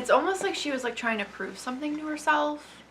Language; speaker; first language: English; native; English